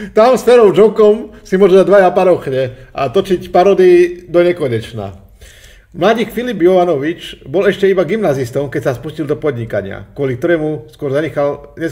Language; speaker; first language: Slovak; native; Slovak